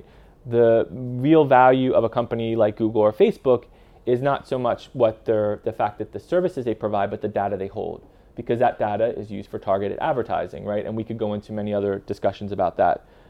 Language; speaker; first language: English; native; English